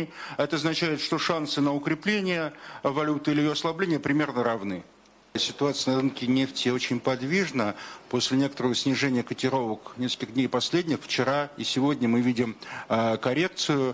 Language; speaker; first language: Russian; native; Russian